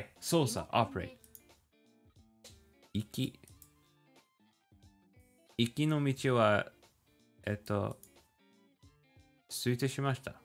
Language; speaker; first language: Japanese; non-native, learner; English